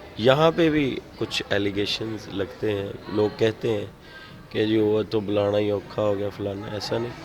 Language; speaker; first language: Urdu; non-native, local second language; Punjabi